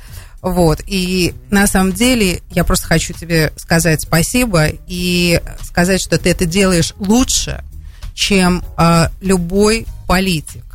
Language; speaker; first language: Russian; native; Russian